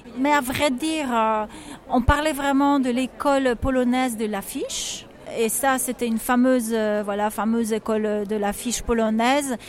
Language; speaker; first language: French; non-native, fluent; Polish